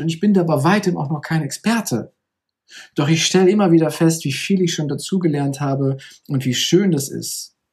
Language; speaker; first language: German; native; German